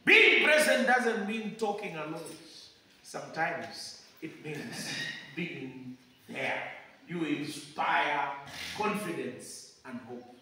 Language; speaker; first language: English; non-native, local second language; Swahili